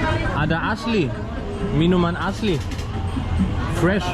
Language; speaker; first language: Indonesian; non-native, learner; German